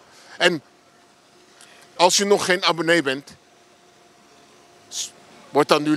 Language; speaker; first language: Dutch; native; Dutch